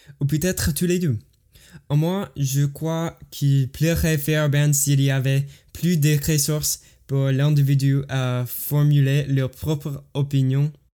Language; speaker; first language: French; non-native, learner; English